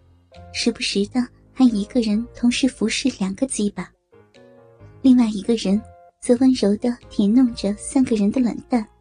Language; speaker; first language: Chinese; native; Chinese